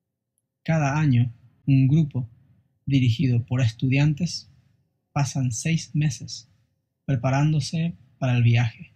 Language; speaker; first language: Spanish; non-native, fluent; English